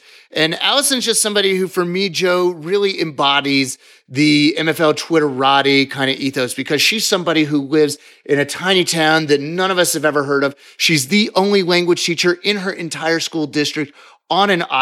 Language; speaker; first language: English; native; English